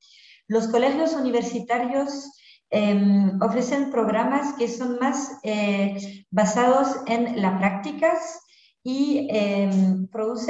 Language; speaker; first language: Spanish; non-native, fluent; French